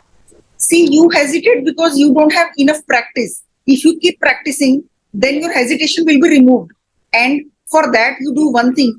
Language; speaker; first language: English; non-native, fluent; Hindi